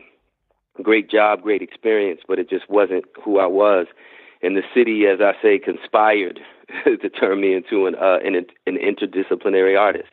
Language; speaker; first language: English; native; English